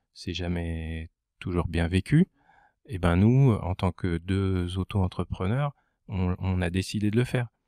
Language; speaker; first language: French; native; French